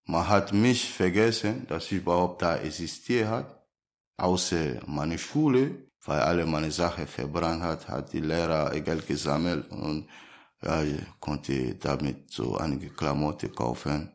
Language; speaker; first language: German; early bilingual, other home language; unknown